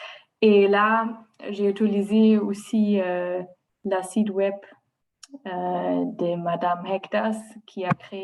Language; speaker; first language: French; non-native, learner; German